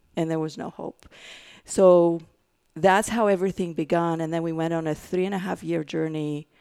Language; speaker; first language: English; non-native, fluent; Greek